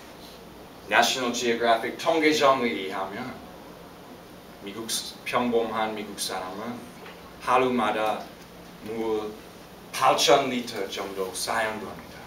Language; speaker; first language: Korean; non-native, fluent; English